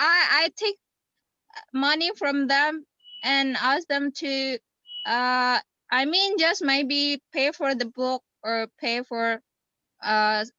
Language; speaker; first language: English; non-native, fluent; Indonesian